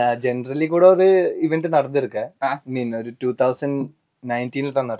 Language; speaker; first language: Tamil; non-native, learner; Malayalam